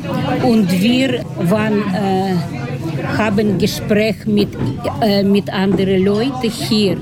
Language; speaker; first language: German; non-native, learner; Ukrainian